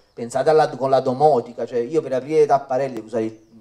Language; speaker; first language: Italian; native; Italian